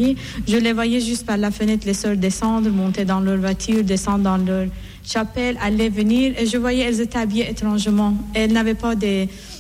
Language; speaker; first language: French; non-native, fluent; Persian